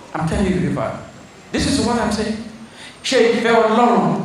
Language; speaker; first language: English; non-native, local second language; Yoruba